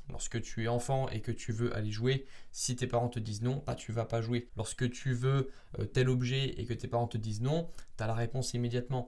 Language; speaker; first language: French; native; French